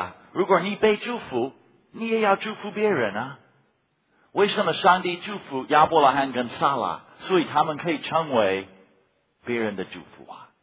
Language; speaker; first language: Chinese; non-native, fluent; English